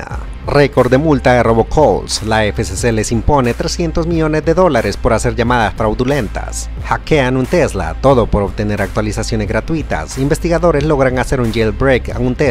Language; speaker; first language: Spanish; native; Spanish